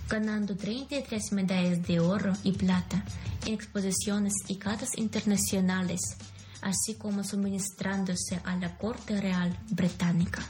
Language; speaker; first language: Spanish; non-native, fluent; Ukrainian